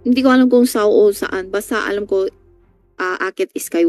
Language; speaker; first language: Filipino; non-native, learner; Chinese